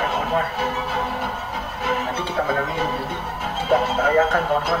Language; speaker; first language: Indonesian; native; Indonesian